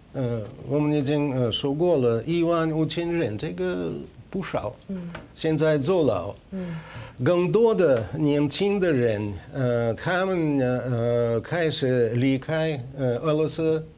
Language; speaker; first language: Chinese; non-native, fluent; Russian